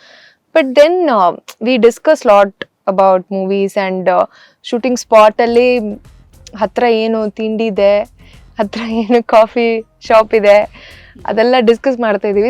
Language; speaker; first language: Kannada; early bilingual, heritage; Kannada